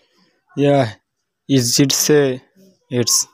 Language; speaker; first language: German; non-native, learner; Bangla